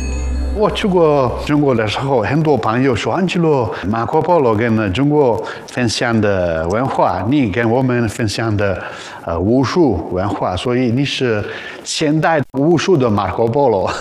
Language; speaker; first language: Chinese; non-native, learner; Italian